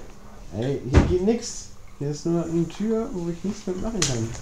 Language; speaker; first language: German; native; German